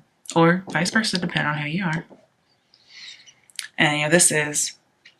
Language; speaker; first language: English; native; English